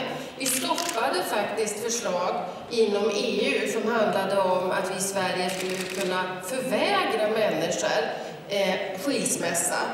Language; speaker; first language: Swedish; native; Swedish